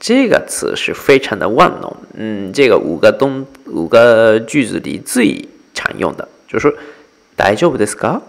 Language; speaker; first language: Chinese; non-native, fluent; Japanese